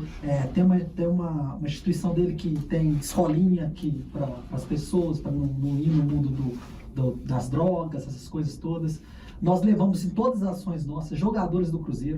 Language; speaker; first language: Portuguese; native; Portuguese